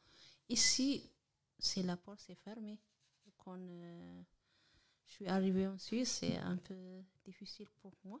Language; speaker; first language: French; non-native, learner; Amharic